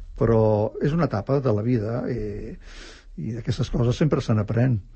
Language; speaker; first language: Catalan; native; Catalan